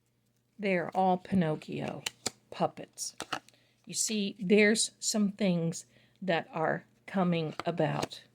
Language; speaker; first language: English; native; English